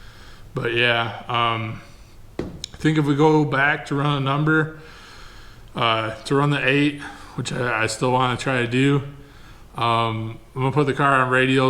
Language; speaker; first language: English; native; English